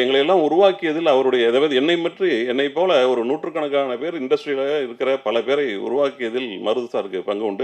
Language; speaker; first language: Tamil; native; Tamil